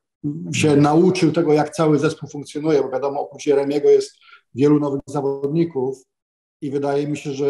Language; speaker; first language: Polish; native; Polish